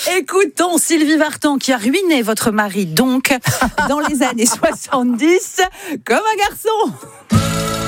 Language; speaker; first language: French; native; French